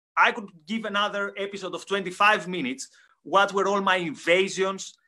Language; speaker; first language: English; non-native, fluent; Greek